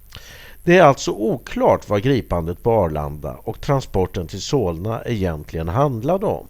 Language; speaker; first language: Swedish; native; Swedish